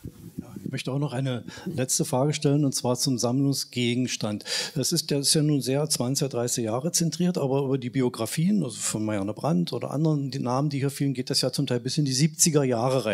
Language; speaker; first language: German; native; German